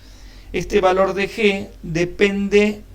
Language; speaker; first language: Spanish; native; Spanish